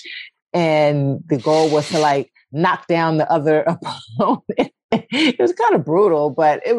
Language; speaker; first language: English; native; English